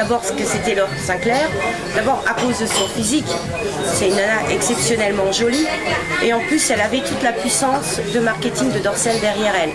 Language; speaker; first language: French; native; French